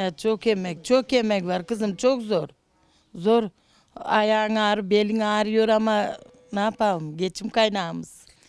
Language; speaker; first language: Turkish; native; Turkish